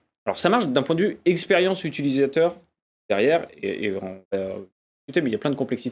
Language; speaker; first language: French; native; French